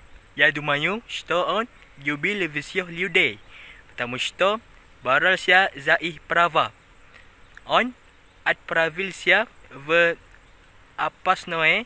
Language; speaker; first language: Russian; non-native, learner; Malay